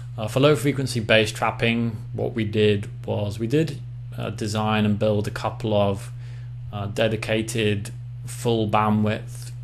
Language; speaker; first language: English; native; English